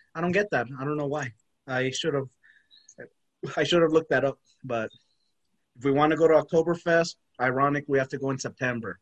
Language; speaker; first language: English; native; English